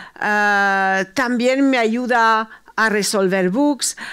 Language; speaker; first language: Spanish; early bilingual, heritage; Spanish